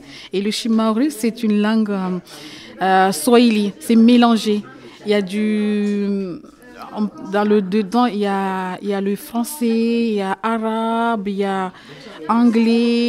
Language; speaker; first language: French; non-native, local second language; Comorian